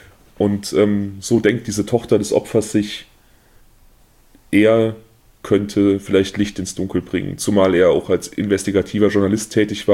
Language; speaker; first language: German; native; German